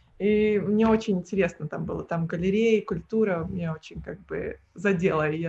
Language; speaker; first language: Russian; early bilingual, heritage; Russian